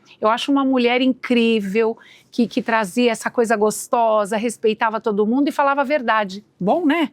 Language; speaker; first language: Portuguese; native; Portuguese